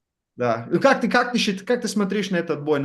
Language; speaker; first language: Russian; non-native, learner; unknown